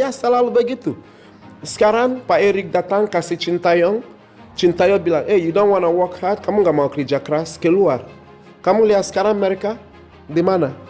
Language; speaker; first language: Indonesian; non-native, fluent; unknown